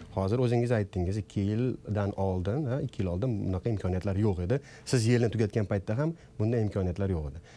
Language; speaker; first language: Uzbek; native; Uzbek